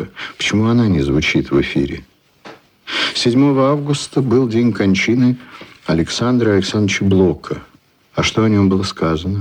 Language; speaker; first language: Russian; native; Russian